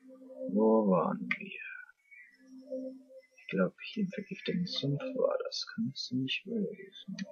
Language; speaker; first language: German; native; German